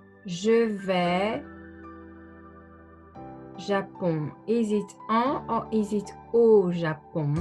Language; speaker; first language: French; non-native, fluent; English